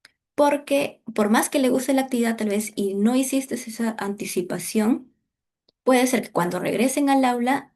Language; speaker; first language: Spanish; native; Spanish